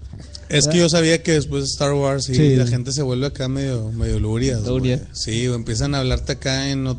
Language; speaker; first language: Spanish; native; Spanish